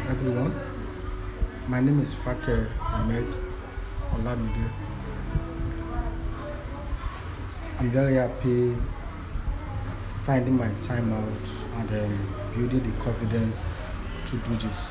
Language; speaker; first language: English; non-native, local second language; Yoruba